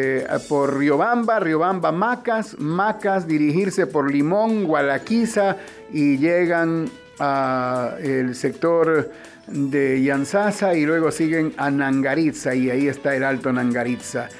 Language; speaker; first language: Spanish; native; Spanish